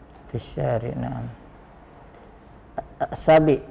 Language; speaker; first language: Arabic; non-native, fluent; Indonesian